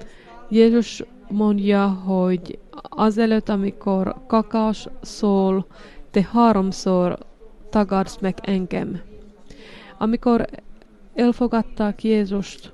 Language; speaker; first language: Hungarian; non-native, learner; Finnish